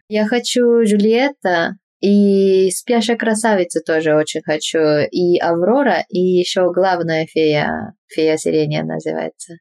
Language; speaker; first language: Russian; non-native, fluent; Japanese